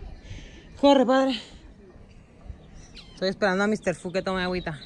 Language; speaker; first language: Spanish; native; Spanish